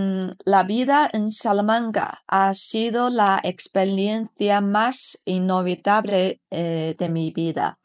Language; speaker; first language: Spanish; non-native, fluent; Chinese